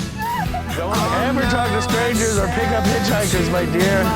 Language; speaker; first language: English; native; English